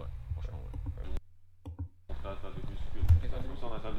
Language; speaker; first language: French; native; French